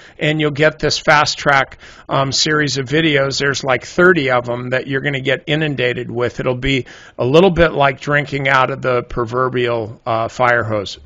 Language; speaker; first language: English; native; English